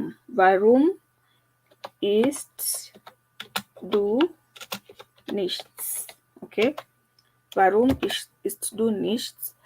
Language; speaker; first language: German; non-native, learner; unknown